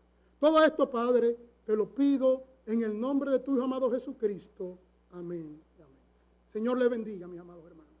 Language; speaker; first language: Spanish; native; Spanish